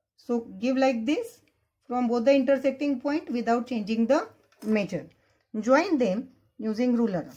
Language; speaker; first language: English; non-native, local second language; Marathi